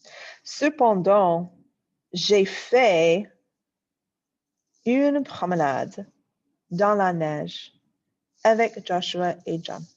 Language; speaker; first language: French; non-native, fluent; English